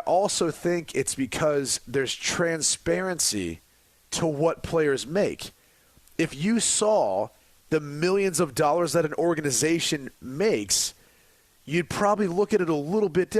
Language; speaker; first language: English; native; English